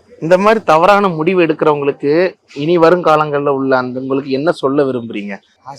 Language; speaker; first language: Tamil; native; Tamil